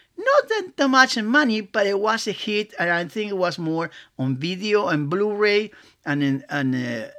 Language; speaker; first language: English; non-native, fluent; Spanish